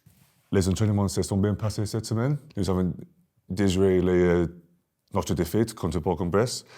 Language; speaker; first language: French; non-native, learner; English